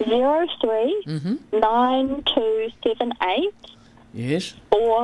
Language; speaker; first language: English; native; English